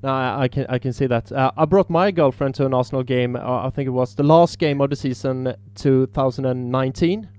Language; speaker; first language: English; non-native, fluent; Swedish